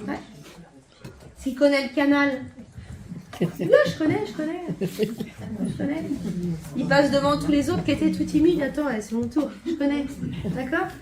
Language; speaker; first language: French; native; French